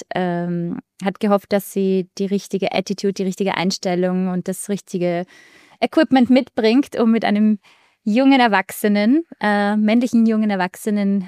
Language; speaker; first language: German; native; German